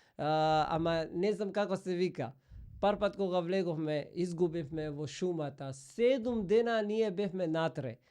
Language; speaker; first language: Macedonian; non-native, fluent; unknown